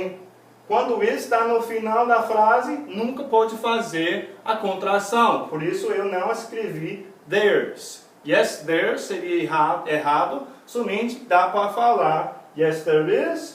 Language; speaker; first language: Portuguese; non-native, fluent; English